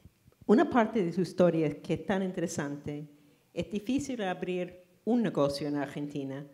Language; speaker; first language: Spanish; non-native, fluent; English